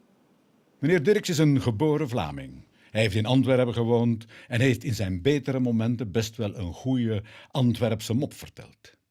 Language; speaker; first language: Dutch; native; Dutch